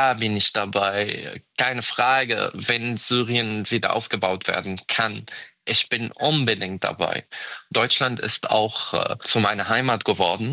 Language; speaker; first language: German; non-native, fluent; Arabic